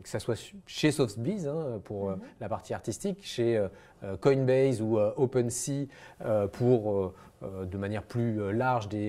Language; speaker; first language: French; native; French